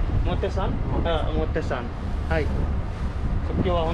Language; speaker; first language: Japanese; non-native, learner; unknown